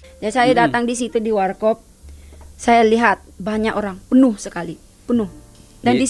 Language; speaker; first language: Indonesian; non-native, fluent; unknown